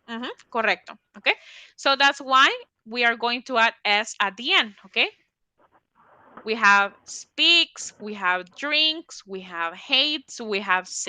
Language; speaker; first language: English; non-native, fluent; Spanish